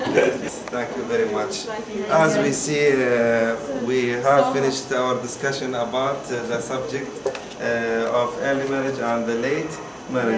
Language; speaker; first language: English; non-native, learner; Arabic